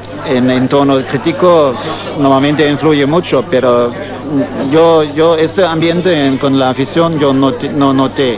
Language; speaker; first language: Spanish; non-native, fluent; German